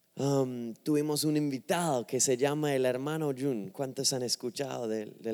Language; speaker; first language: Spanish; non-native, fluent; English